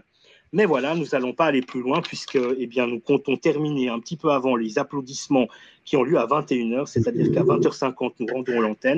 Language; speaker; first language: French; native; French